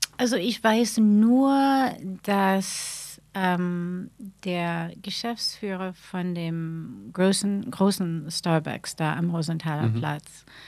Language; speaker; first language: German; non-native, fluent; English